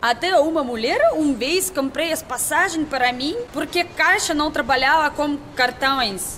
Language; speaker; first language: Portuguese; non-native, learner; Russian